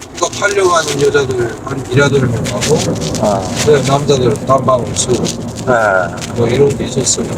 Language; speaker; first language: Korean; native; Korean